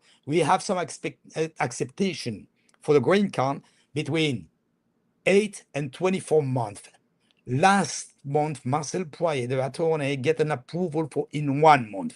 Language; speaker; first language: English; non-native, fluent; French